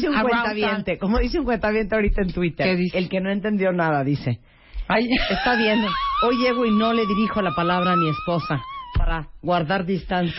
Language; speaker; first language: Spanish; native; Spanish